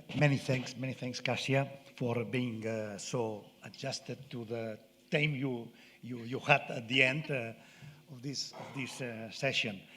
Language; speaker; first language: English; non-native, fluent; Catalan